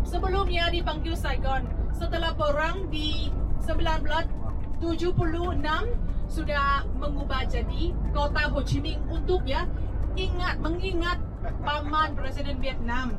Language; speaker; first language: Indonesian; non-native, fluent; Vietnamese